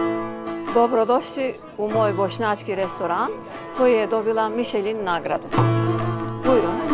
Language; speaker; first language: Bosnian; early bilingual, heritage; Bosnian